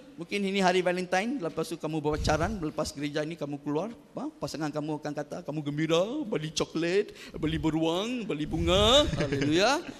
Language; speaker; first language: Malay; non-native, local second language; Tamil